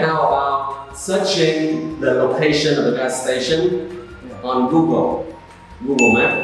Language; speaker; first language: English; non-native, learner; Vietnamese